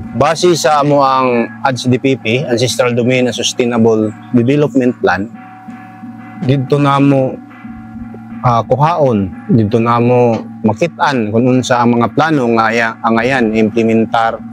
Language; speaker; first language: Cebuano; non-native, local second language; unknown